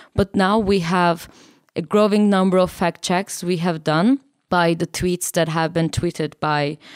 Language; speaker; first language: English; non-native, fluent; Turkish